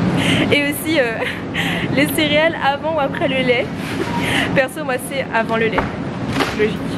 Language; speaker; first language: French; native; French